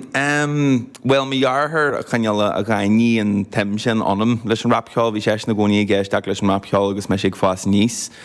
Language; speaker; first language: Irish; non-native, local second language; English